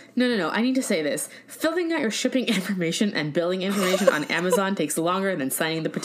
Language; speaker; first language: English; native; English